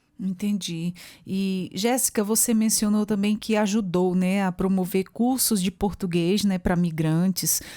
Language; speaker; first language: Portuguese; native; Portuguese